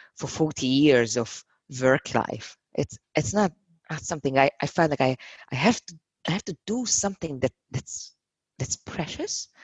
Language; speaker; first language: English; non-native, fluent; Hungarian